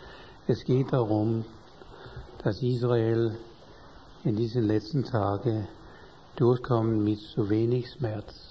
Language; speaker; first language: German; non-native, fluent; English